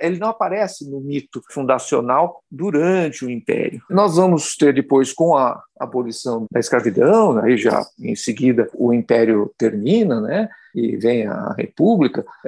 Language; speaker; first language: Portuguese; native; Portuguese